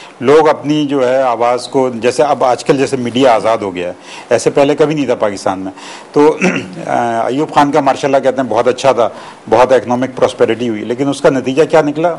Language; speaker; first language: Urdu; native; Urdu